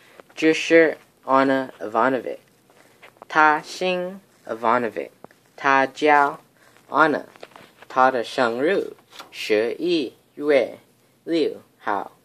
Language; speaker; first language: Chinese; non-native, learner; English